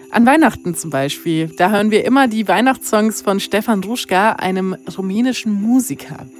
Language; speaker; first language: German; early bilingual, other home language; Romanian